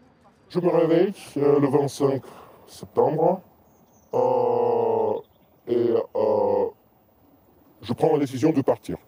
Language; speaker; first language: French; non-native, fluent; Russian